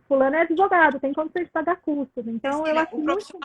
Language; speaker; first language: Portuguese; native; Portuguese